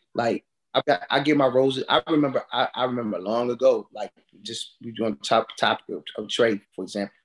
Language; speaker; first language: English; native; English